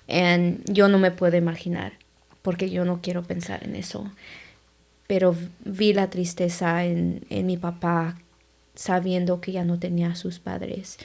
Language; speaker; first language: Spanish; early bilingual, heritage; Spanish